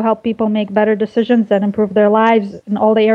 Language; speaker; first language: English; early bilingual, other home language; Russian